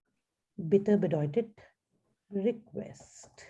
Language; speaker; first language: German; non-native, fluent; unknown